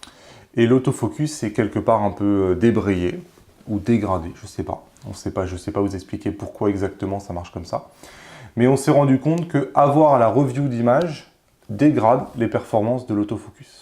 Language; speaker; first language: French; native; French